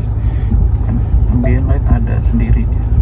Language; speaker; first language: Indonesian; native; Indonesian